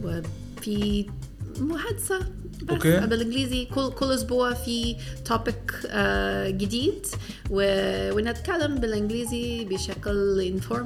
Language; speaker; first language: Arabic; non-native, fluent; English